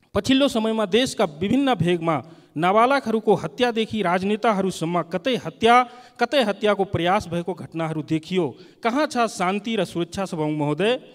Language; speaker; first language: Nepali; non-native, local second language; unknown